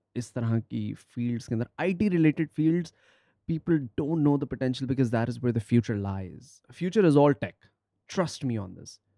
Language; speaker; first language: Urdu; native; Urdu